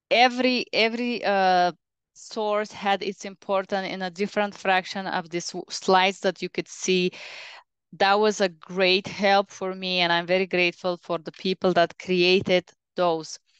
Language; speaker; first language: English; non-native, fluent; Bulgarian